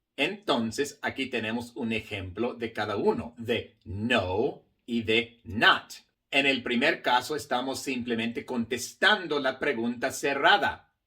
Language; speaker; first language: Spanish; non-native, fluent; English